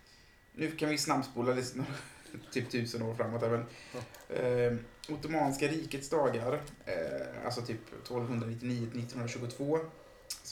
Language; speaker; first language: Swedish; native; Swedish